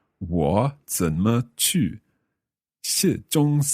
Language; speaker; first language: Chinese; non-native, learner; English